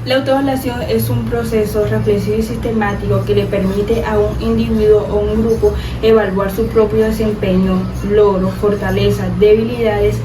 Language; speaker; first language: Spanish; native; Spanish